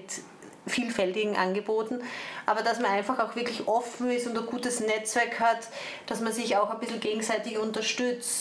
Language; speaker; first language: German; native; German